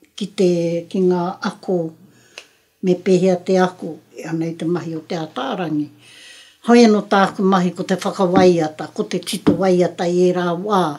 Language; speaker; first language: Māori; native; Māori